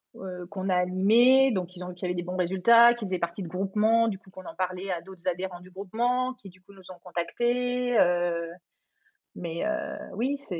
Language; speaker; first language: French; native; French